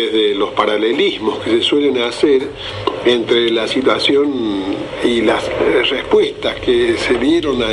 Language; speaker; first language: Spanish; native; Spanish